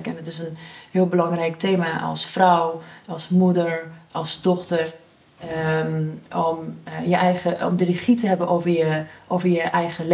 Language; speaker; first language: Dutch; early bilingual, other home language; Persian